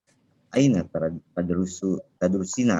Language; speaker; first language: Arabic; non-native, learner; Indonesian